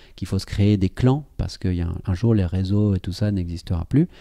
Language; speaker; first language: French; native; French